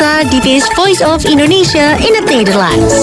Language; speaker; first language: Dutch; non-native, fluent; Indonesian